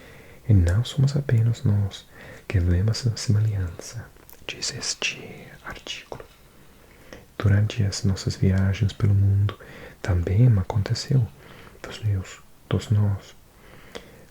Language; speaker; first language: Portuguese; non-native, learner; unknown